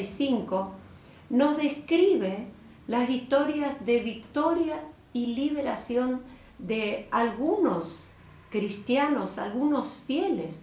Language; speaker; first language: Spanish; native; Spanish